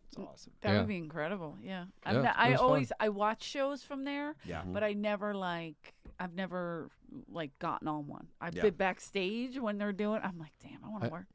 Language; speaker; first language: English; native; English